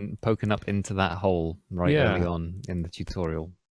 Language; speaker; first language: English; native; English